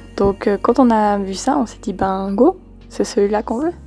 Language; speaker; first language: French; native; French